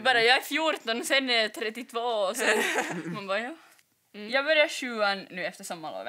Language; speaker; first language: Swedish; native; Swedish